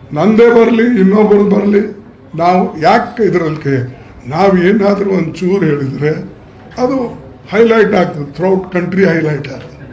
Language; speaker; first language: Kannada; native; Kannada